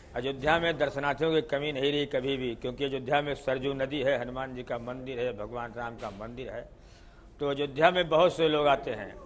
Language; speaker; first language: Hindi; native; Hindi